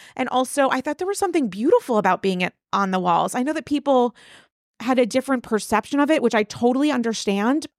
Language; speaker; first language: English; native; English